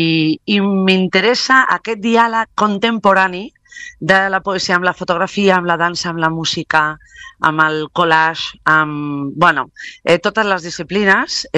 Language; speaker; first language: Catalan; non-native, local second language; Spanish